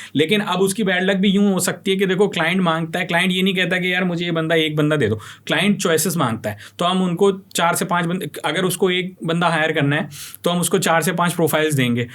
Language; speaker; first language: Urdu; native; Urdu